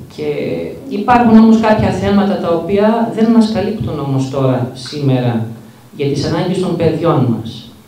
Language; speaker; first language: Greek; early bilingual, heritage; Greek